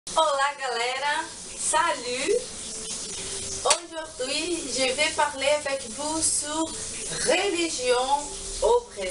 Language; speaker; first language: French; non-native, learner; Portuguese